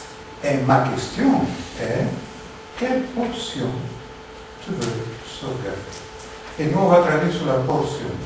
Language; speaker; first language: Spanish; non-native, learner; Italian